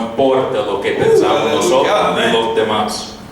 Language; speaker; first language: Spanish; non-native, fluent; English